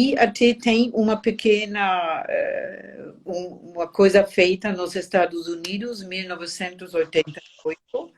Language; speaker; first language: Portuguese; non-native, fluent; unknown